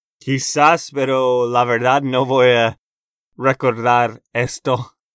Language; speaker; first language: Spanish; non-native, fluent; English